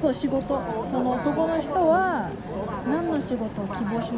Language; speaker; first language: Japanese; non-native, learner; Filipino